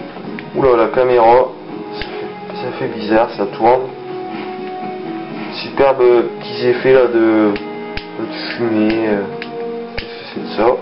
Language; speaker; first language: French; native; French